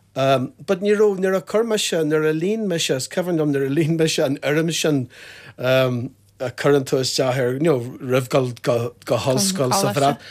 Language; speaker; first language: Irish; non-native, local second language; English